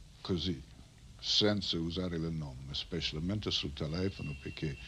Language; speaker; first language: Italian; non-native, learner; English